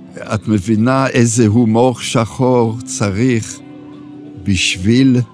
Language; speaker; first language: Hebrew; non-native, fluent; French